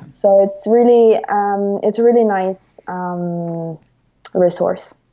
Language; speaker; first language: English; non-native, fluent; Italian